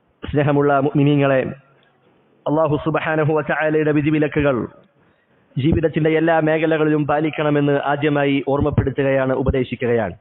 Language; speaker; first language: Malayalam; native; Malayalam